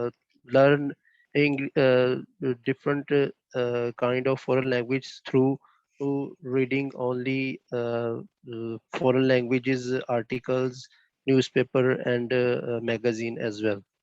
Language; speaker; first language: English; non-native, learner; Bangla